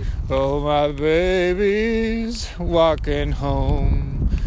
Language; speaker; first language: English; native; English